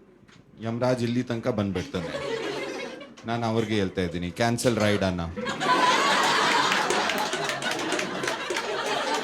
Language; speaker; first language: Kannada; non-native, learner; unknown